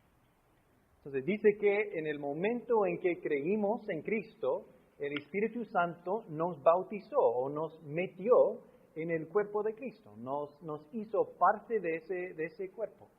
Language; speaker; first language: Spanish; non-native, fluent; English